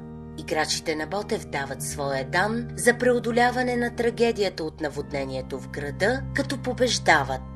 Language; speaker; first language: Bulgarian; native; Bulgarian